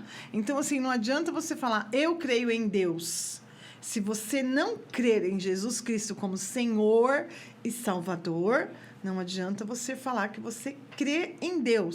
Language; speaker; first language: Portuguese; native; Portuguese